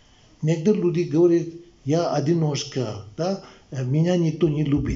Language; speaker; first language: Russian; non-native, learner; Tibetan